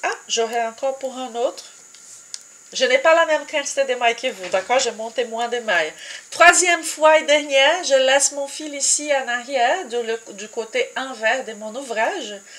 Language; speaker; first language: French; non-native, fluent; Portuguese